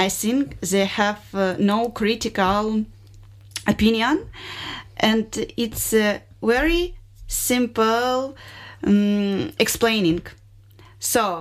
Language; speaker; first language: English; non-native, learner; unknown